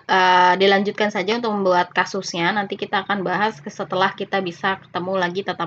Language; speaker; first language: Indonesian; native; Indonesian